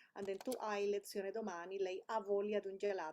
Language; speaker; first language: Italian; non-native, fluent; English